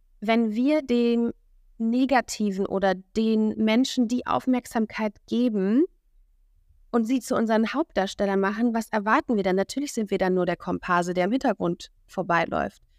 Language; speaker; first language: German; native; German